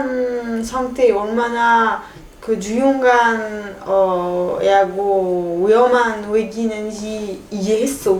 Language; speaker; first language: Korean; non-native, fluent; French